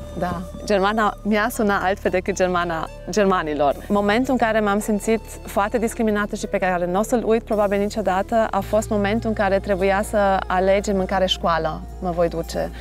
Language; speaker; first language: Romanian; non-native, local second language; German